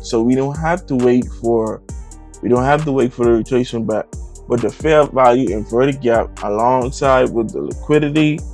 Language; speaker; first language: English; native; English